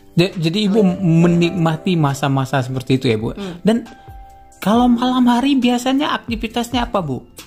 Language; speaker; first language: Indonesian; native; Indonesian